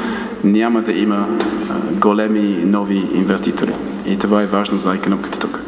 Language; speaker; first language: Bulgarian; non-native, fluent; English